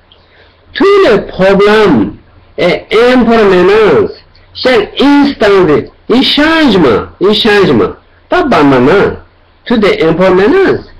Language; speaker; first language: French; non-native, learner; Tibetan